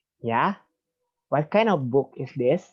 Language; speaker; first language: English; non-native, fluent; Indonesian